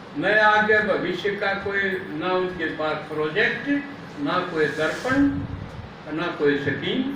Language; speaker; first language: Hindi; native; Hindi